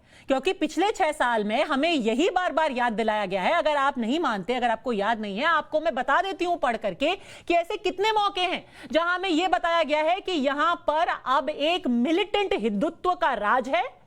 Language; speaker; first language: Hindi; native; Hindi